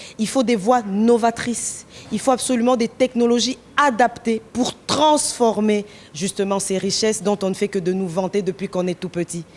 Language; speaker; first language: French; non-native, local second language; Lingala